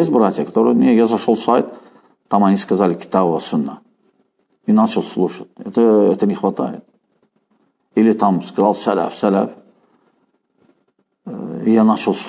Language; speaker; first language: Russian; non-native, fluent; Azerbaijani